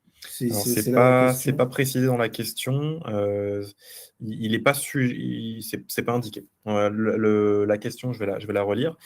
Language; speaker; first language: French; native; French